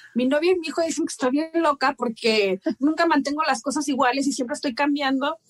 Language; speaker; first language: Spanish; native; Spanish